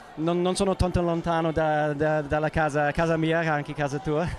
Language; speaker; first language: Italian; non-native, fluent; English